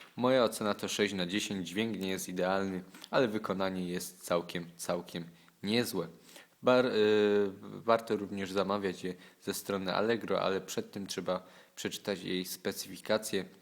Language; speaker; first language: Polish; native; Polish